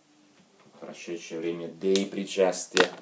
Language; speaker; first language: Russian; non-native, fluent; Italian